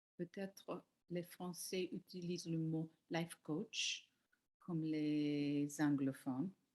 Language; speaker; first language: French; non-native, learner; English